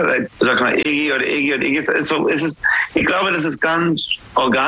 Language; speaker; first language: German; non-native, fluent; English